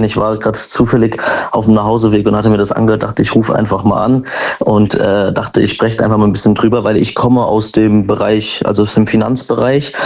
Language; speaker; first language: German; native; German